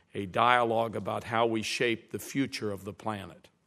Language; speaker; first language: English; native; English